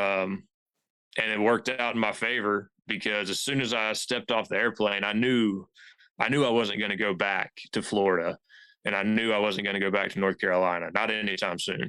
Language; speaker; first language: English; native; English